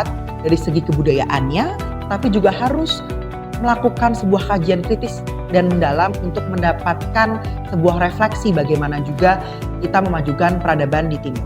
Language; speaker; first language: Indonesian; native; Indonesian